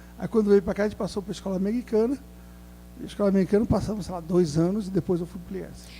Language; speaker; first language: Portuguese; native; Portuguese